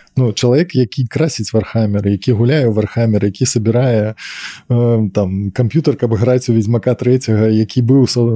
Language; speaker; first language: Belarusian; non-native, local second language; Russian